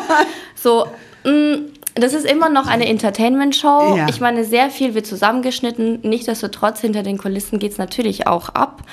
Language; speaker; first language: German; early bilingual, other home language; Ukrainian